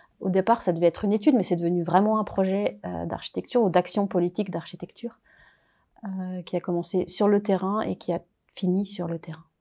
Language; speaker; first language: French; native; French